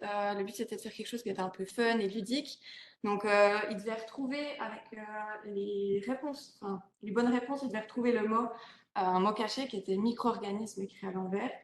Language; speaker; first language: French; native; French